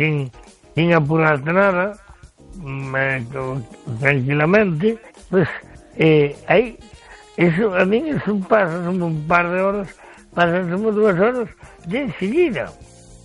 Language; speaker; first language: Spanish; native; Spanish